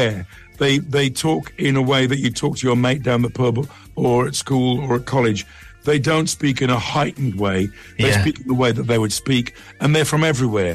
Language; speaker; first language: English; native; English